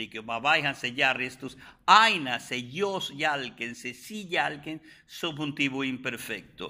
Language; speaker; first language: Finnish; non-native, fluent; Spanish